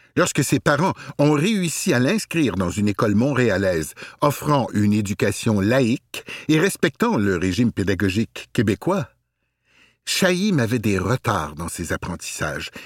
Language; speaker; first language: French; native; French